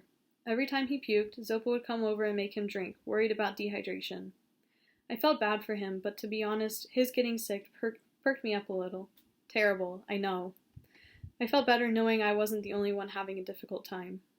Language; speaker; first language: English; native; English